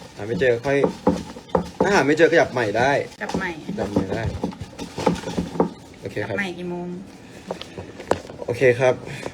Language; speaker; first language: Thai; native; Thai